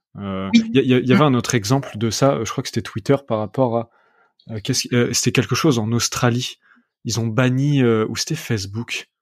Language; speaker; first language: French; native; French